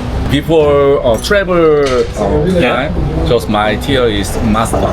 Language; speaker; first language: English; non-native, learner; Korean